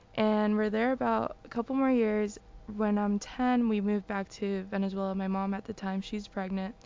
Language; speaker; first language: English; early bilingual, other home language; Spanish